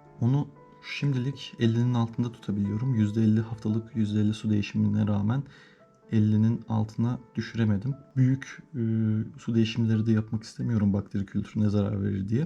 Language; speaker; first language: Turkish; native; Turkish